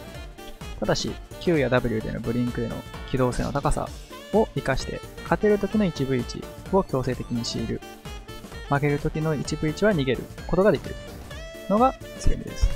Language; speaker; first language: Japanese; native; Japanese